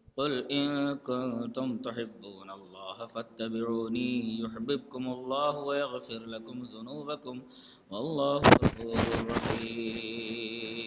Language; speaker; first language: Urdu; native; Urdu